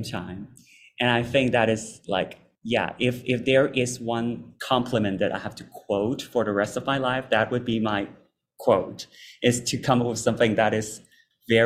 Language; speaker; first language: English; non-native, local second language; Cantonese